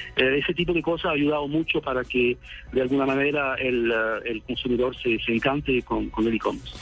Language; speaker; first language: Spanish; non-native, fluent; Swedish